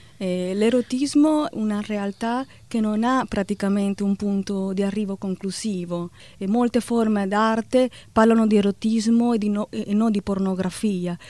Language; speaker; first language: Italian; non-native, fluent; Spanish